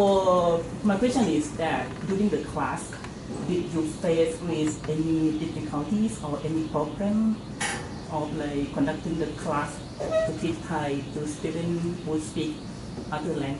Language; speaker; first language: English; non-native, fluent; Thai